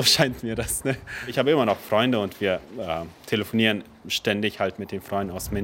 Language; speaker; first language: German; early bilingual, other home language; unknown